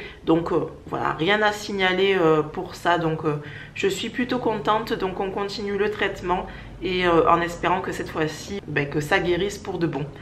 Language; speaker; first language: French; native; French